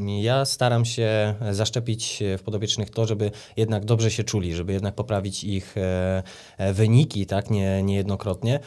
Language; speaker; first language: Polish; native; Polish